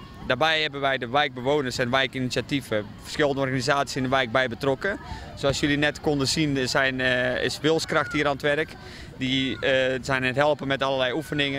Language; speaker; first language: Dutch; native; Dutch